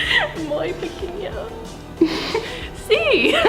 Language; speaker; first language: Spanish; non-native, learner; English